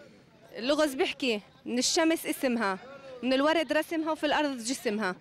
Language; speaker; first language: Arabic; native; Arabic